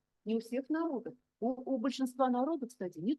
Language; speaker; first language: Russian; native; Russian